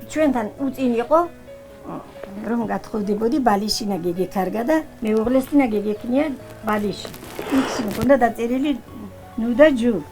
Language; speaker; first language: Georgian; native; Georgian